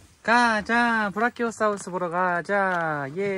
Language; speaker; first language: Korean; native; Korean